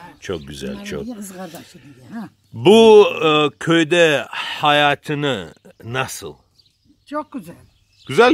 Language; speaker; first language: Turkish; non-native, learner; Abkhazian